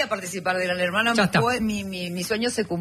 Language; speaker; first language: Spanish; native; Spanish